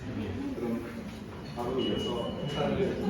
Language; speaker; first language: Korean; native; Korean